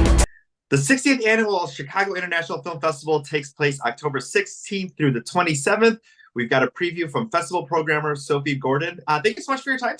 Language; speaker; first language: English; native; English